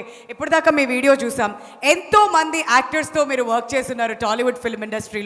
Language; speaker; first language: Telugu; native; Telugu